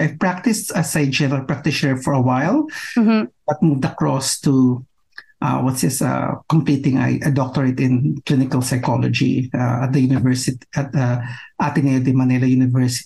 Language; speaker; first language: English; non-native, local second language; Filipino